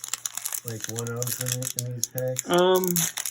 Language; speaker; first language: English; native; English